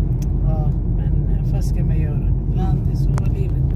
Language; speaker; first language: Swedish; non-native, learner; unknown